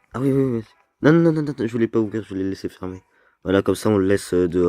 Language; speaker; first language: French; native; French